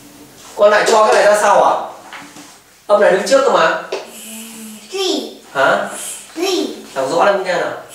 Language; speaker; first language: Vietnamese; native; Vietnamese